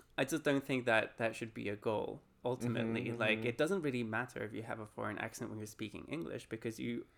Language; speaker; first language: English; early bilingual, other home language; Spanish